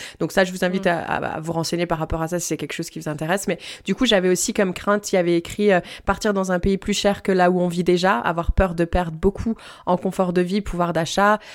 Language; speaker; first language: French; native; French